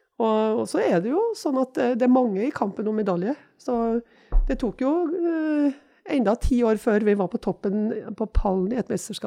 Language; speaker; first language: Norwegian; native; Norwegian